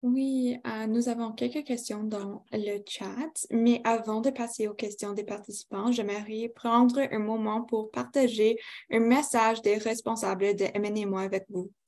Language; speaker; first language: French; non-native, local second language; English